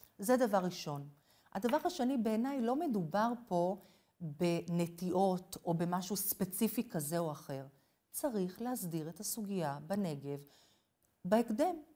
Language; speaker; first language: Hebrew; non-native, fluent; English